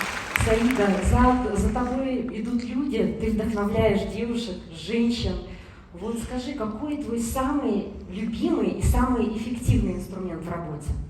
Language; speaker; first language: Russian; native; Russian